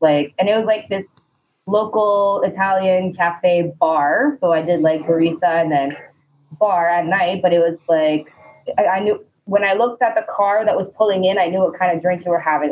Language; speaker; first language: English; native; English